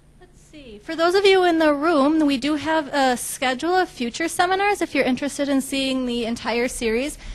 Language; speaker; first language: English; native; English